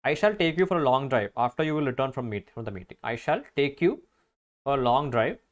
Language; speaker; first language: English; non-native, local second language; Malayalam